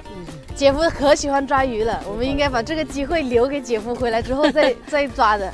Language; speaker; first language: Chinese; non-native, local second language; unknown